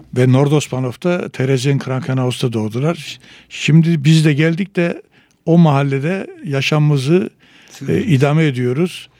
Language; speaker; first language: Turkish; native; Turkish